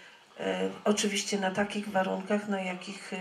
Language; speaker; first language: Ukrainian; non-native, learner; Polish